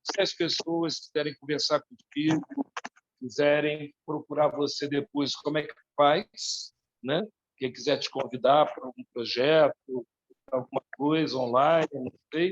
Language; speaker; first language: Portuguese; native; Portuguese